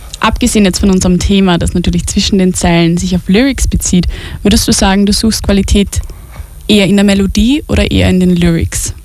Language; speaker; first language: German; native; German